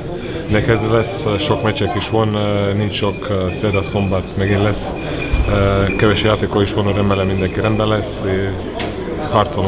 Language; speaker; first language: Hungarian; non-native, learner; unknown